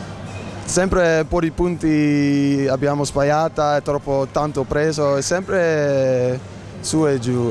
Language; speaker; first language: Italian; non-native, fluent; Dutch